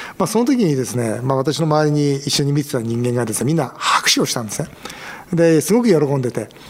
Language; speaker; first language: Japanese; native; Japanese